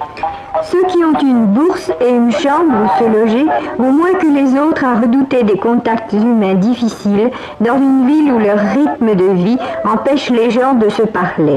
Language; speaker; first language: French; native; French